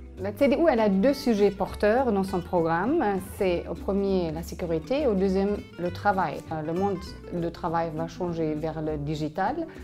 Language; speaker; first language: French; non-native, fluent; German